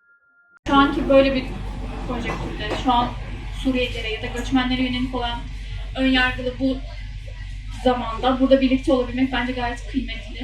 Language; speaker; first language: Turkish; native; Turkish